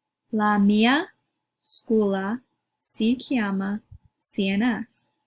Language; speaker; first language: Italian; non-native, learner; English